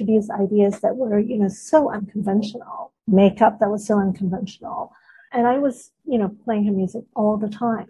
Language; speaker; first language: English; native; English